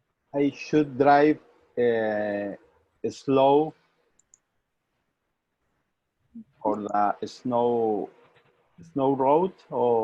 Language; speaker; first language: English; non-native, learner; Spanish